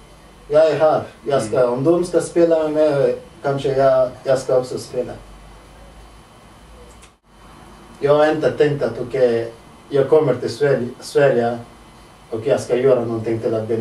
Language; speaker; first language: Swedish; non-native, learner; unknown